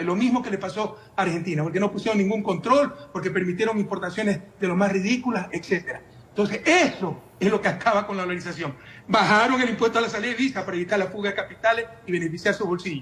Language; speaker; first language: Spanish; native; Spanish